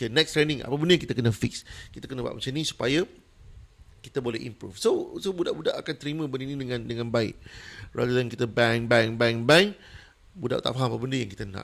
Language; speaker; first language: Malay; native; Malay